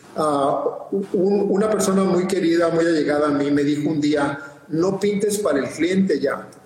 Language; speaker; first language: Spanish; native; Spanish